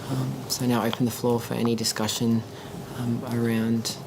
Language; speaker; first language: English; native; English